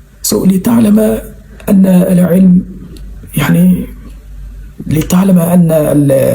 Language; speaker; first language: Arabic; non-native, fluent; Yoruba